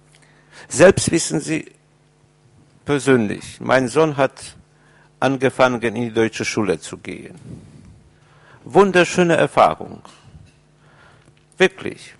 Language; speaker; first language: German; non-native, fluent; Polish